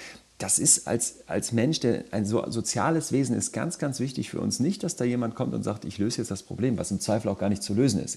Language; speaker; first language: German; native; German